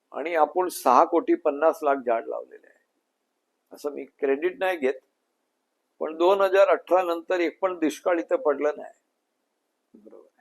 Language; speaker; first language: Marathi; non-native, local second language; Gujarati